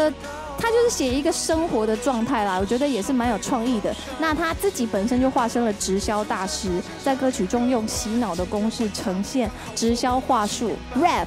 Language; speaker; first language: Chinese; native; Chinese